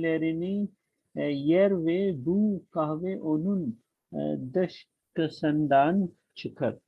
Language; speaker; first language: Turkish; non-native, learner; Urdu